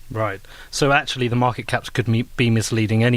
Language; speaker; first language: English; native; English